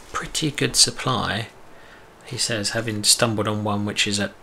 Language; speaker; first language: English; native; English